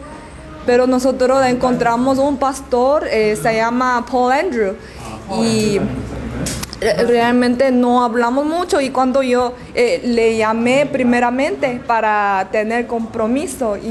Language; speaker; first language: Spanish; non-native, learner; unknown